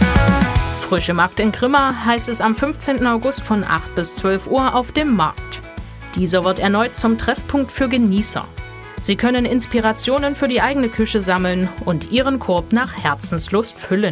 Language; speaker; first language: German; native; German